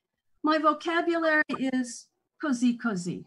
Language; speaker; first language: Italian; non-native, learner; English